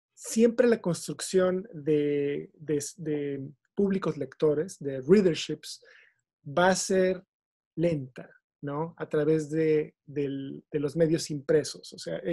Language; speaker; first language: Spanish; native; Spanish